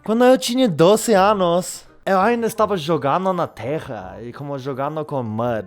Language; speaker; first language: Portuguese; non-native, learner; English